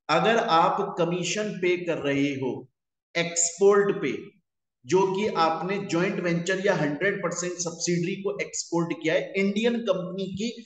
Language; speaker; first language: Hindi; native; Hindi